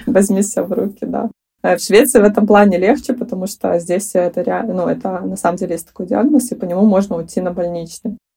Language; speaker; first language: Russian; native; Russian